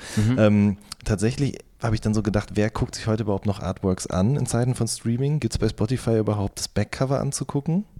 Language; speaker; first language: German; native; German